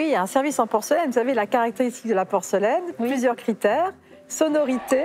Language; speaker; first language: French; native; French